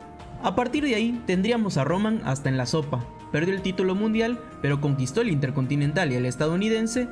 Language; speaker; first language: Spanish; native; Spanish